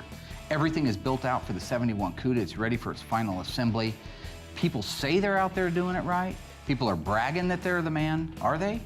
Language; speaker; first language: English; native; English